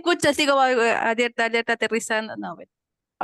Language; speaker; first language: Spanish; native; Spanish